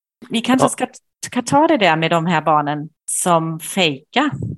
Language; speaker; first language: Swedish; non-native, fluent; German